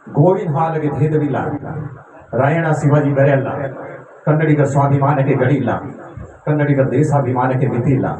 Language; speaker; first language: Kannada; non-native, fluent; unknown